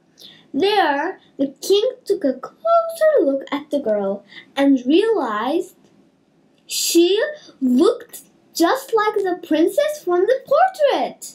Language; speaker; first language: English; native; English